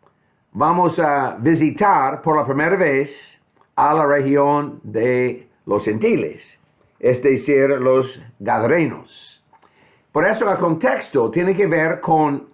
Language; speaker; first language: Spanish; non-native, fluent; English